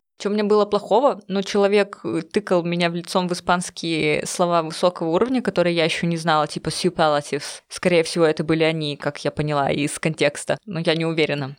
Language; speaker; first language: Russian; native; Russian